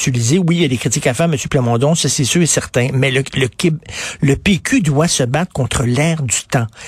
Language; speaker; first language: French; native; French